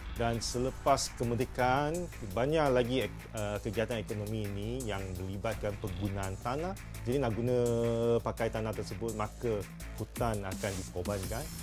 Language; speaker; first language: Malay; non-native, local second language; Chinese